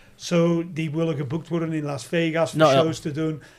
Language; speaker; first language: Dutch; non-native, fluent; English